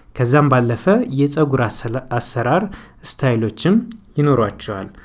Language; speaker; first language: Amharic; native; Amharic